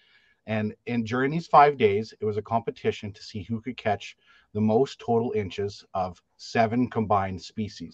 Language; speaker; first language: English; native; English